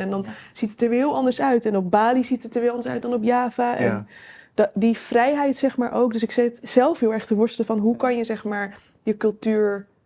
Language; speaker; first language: Dutch; native; Dutch